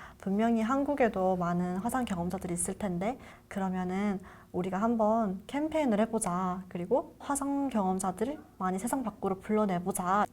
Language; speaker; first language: Korean; native; Korean